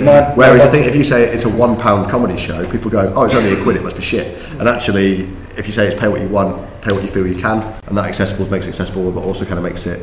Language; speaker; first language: English; native; English